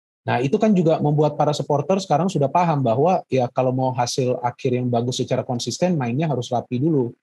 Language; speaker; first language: Indonesian; native; Indonesian